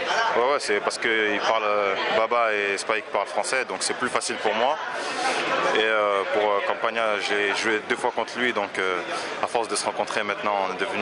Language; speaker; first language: French; native; French